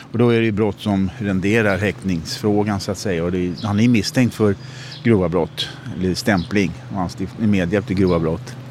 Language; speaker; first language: Swedish; native; Swedish